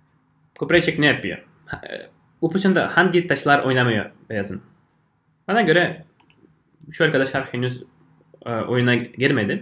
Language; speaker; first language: Turkish; non-native, fluent; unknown